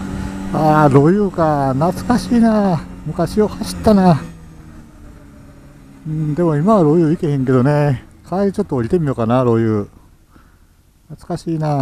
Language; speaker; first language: Japanese; native; Japanese